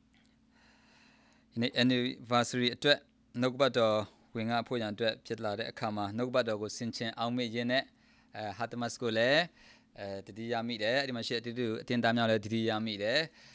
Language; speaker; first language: Burmese; non-native, local second language; Kachin